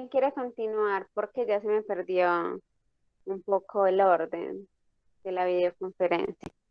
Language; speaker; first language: Spanish; native; Spanish